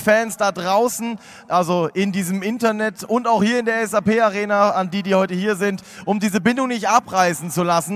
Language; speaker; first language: German; native; German